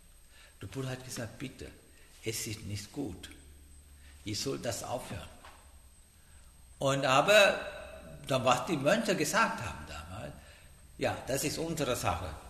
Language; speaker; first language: German; non-native, fluent; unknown